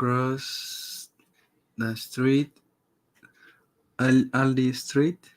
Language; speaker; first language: English; non-native, learner; Spanish